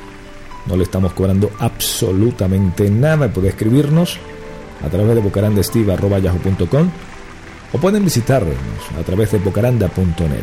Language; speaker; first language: Spanish; native; Spanish